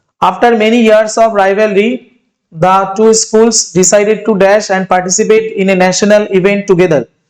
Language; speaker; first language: English; non-native, local second language; Bangla